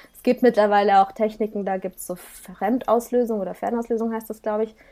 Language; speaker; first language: German; native; German